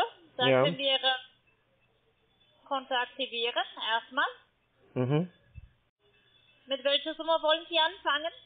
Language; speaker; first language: German; non-native, learner; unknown